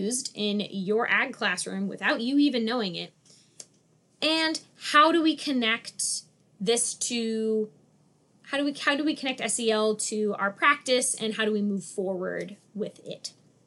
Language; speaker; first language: English; native; English